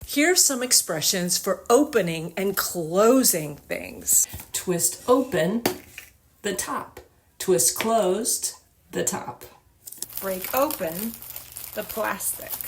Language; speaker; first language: English; native; English